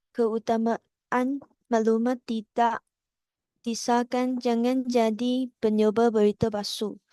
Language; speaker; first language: Malay; non-native, local second language; Chinese